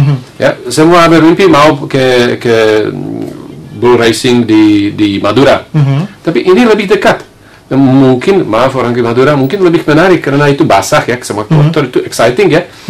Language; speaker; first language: Indonesian; non-native, fluent; Slovak